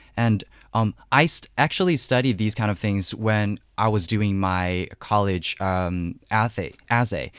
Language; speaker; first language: English; non-native, fluent; Chinese